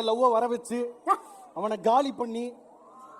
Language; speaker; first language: Tamil; native; Tamil